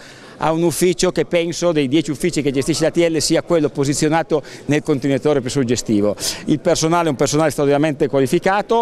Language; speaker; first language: Italian; native; Italian